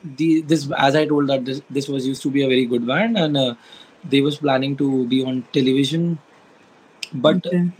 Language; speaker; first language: English; non-native, local second language; Hindi